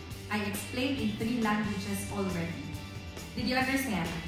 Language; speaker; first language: English; non-native, local second language; Filipino